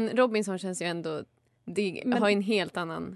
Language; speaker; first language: Swedish; native; Swedish